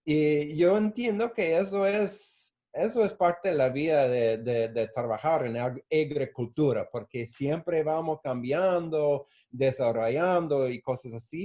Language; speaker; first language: Spanish; non-native, fluent; English